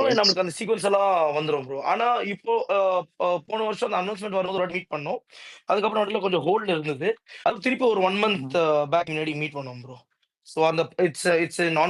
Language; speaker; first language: Tamil; native; Tamil